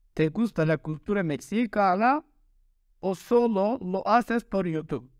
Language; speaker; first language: Spanish; non-native, learner; Turkish